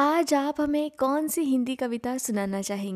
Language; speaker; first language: Hindi; native; Hindi